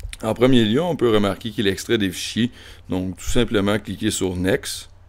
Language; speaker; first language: French; native; French